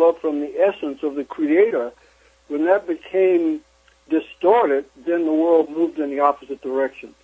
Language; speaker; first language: English; native; English